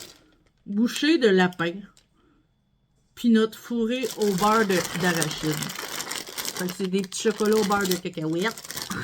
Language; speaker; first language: French; native; French